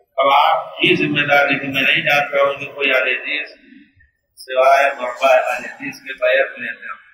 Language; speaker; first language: Urdu; native; Urdu